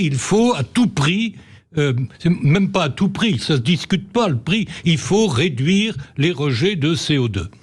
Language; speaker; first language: French; native; French